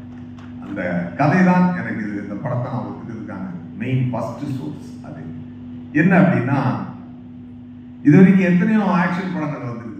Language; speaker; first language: Tamil; native; Tamil